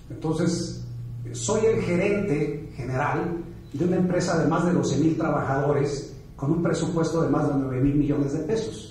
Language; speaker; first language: Spanish; native; Spanish